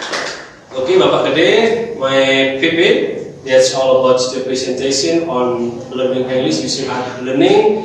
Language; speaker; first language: English; non-native, learner; Indonesian